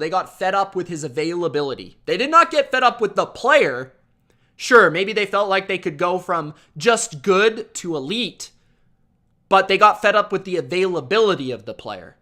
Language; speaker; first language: English; native; English